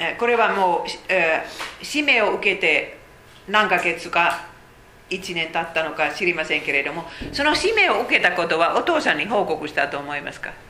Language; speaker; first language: Japanese; non-native, fluent; Finnish